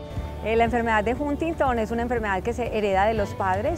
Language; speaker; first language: Spanish; native; Spanish